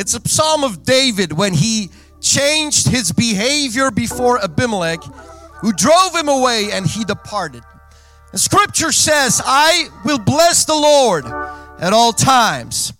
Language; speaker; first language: English; non-native, fluent; Dutch